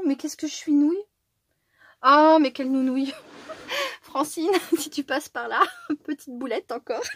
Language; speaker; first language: French; native; French